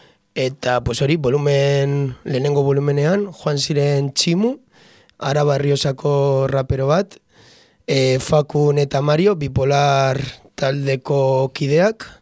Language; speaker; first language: Basque; non-native, local second language; Spanish